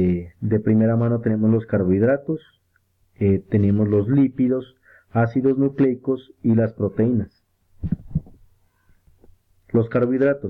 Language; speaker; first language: Spanish; native; Spanish